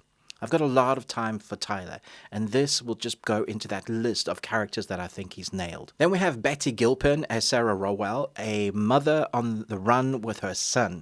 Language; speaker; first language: English; native; English